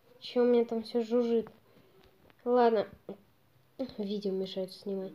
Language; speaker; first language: Russian; native; Russian